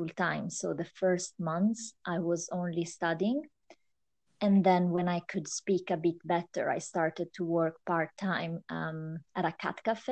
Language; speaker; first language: English; non-native, fluent; Italian